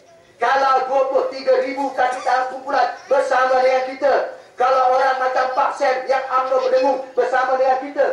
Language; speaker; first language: Malay; native; Malay